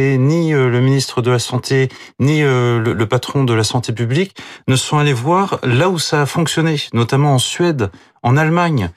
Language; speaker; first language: French; native; French